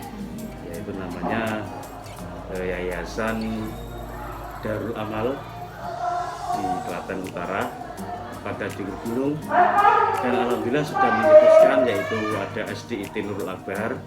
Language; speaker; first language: Indonesian; native; Indonesian